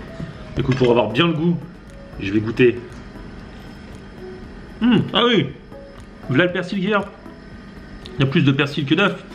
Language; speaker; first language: French; native; French